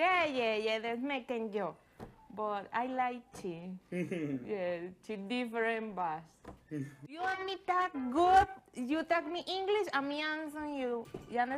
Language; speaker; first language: English; non-native, learner; Spanish